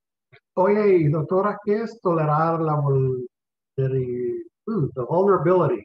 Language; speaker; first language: Spanish; early bilingual, heritage; Spanish